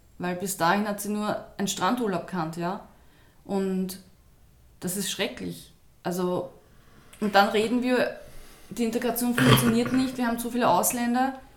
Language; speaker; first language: German; early bilingual, other home language; Turkish